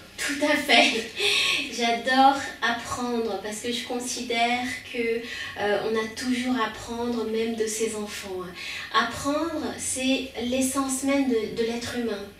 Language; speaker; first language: French; early bilingual, other home language; Khmer